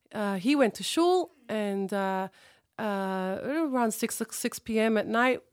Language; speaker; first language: English; early bilingual, other home language; Hebrew